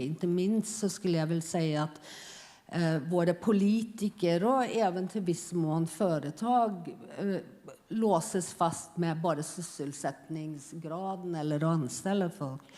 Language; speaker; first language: Swedish; non-native, fluent; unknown